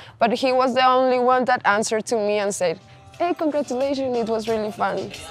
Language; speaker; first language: English; non-native, fluent; Spanish